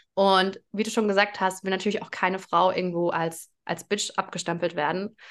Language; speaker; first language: German; early bilingual, other home language; Russian